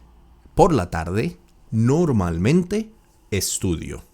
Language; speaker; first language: Spanish; non-native, fluent; English